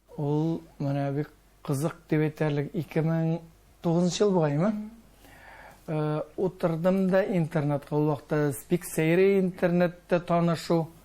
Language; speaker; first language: Tatar; early bilingual, heritage; Tatar